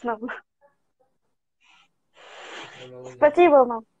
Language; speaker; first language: Russian; non-native, local second language; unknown